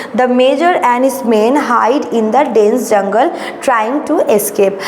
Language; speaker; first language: English; non-native, local second language; Bangla